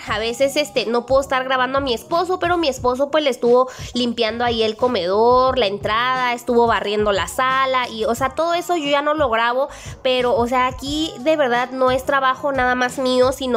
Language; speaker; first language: Spanish; native; Spanish